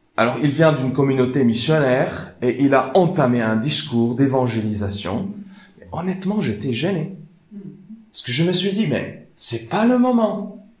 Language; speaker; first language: French; non-native, fluent; Arabic